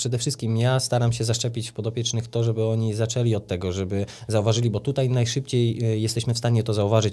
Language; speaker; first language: Polish; native; Polish